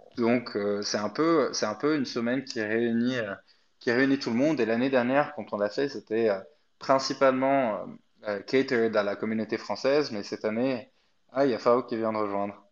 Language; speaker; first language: French; non-native, fluent; Arabic